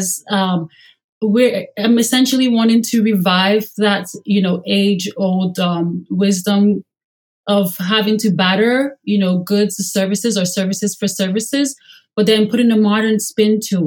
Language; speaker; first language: English; non-native, local second language; Yoruba